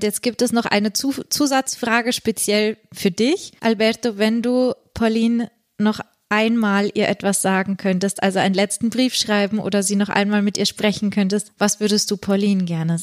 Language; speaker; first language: German; native; German